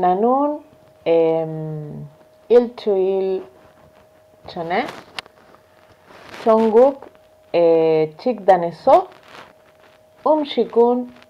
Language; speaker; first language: Korean; non-native, learner; Spanish